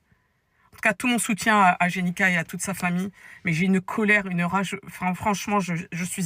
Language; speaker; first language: French; native; French